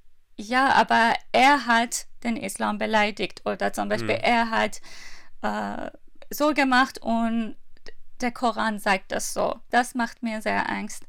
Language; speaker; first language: German; non-native, fluent; Persian